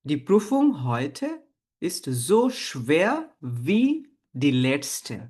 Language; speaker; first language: German; non-native, fluent; Bangla